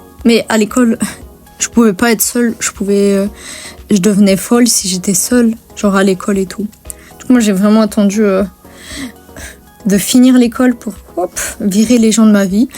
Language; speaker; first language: French; native; French